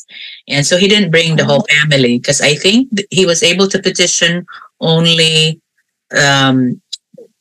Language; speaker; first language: English; non-native, local second language; Cebuano